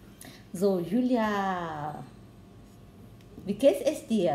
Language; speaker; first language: German; non-native, learner; Vietnamese